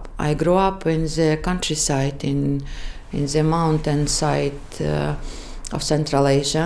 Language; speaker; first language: English; non-native, fluent; Kyrgyz